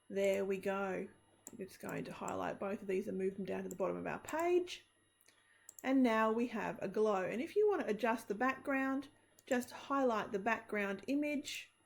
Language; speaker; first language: English; native; English